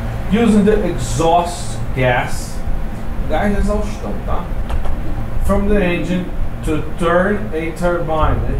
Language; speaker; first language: English; non-native, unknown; Portuguese